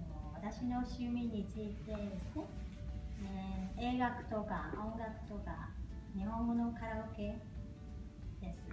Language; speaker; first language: Japanese; non-native, learner; Vietnamese